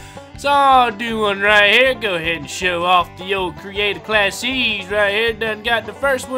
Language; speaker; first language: English; native; English